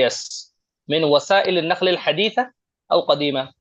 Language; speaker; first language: Arabic; non-native, fluent; Urdu